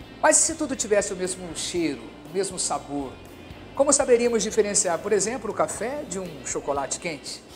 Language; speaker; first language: Portuguese; native; Portuguese